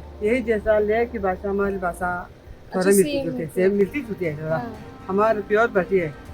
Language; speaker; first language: Hindi; non-native, local second language; Balti